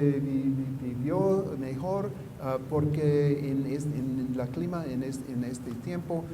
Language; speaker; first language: Spanish; non-native, fluent; English